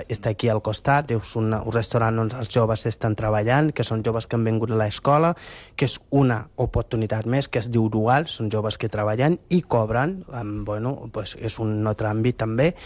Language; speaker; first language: Catalan; non-native, fluent; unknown